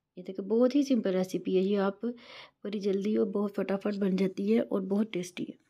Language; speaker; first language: Urdu; non-native, local second language; Punjabi